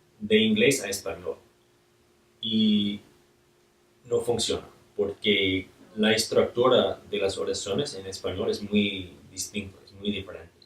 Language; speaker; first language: Spanish; non-native, learner; English